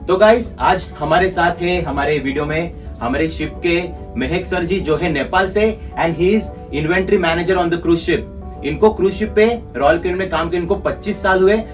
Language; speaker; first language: Hindi; non-native, local second language; Marathi